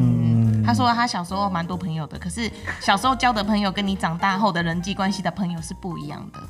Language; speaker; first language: Chinese; native; Chinese